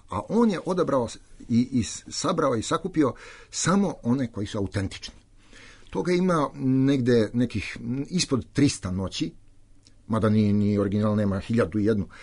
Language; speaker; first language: Serbian; native; Serbian